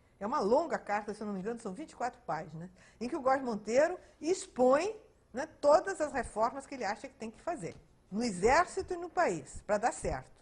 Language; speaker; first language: Portuguese; early bilingual, other home language; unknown